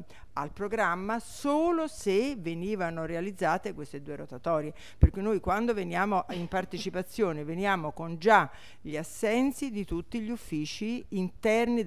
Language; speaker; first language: Italian; native; Italian